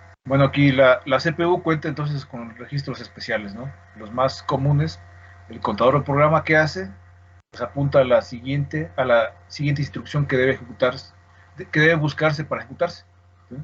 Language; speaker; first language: Spanish; native; Spanish